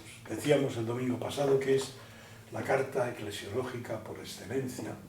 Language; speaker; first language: Spanish; native; Spanish